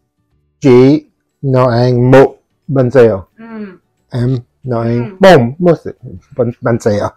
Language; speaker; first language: Vietnamese; non-native, learner; Italian